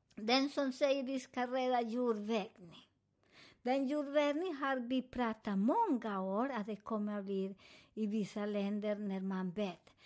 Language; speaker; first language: Swedish; non-native, fluent; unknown